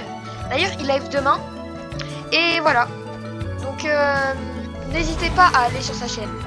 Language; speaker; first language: French; native; French